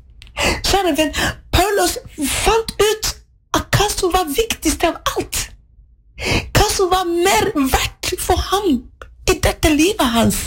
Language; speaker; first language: Norwegian; non-native, fluent; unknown